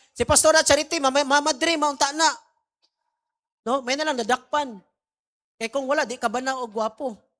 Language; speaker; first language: Cebuano; non-native, local second language; Maguindanaon